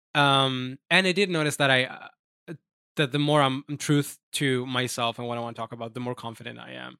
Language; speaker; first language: English; non-native, fluent; Italian